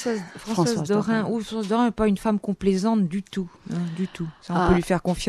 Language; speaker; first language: French; native; French